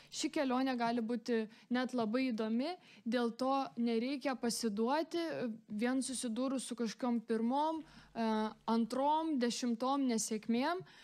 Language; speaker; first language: Lithuanian; non-native, local second language; Polish